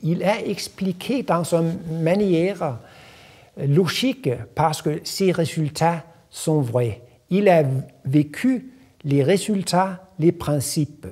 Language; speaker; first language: French; non-native, fluent; Danish